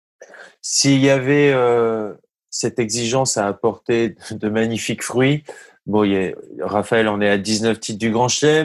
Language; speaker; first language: French; native; French